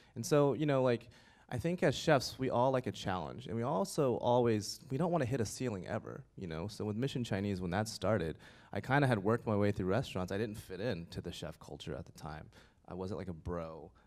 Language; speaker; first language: English; native; English